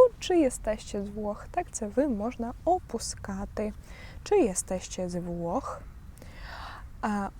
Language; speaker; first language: Polish; non-native, fluent; Ukrainian